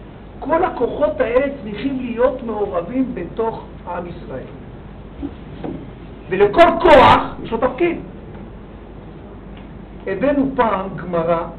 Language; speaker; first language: Hebrew; native; Hebrew